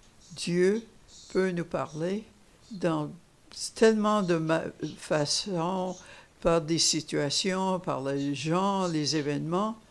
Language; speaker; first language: French; non-native, fluent; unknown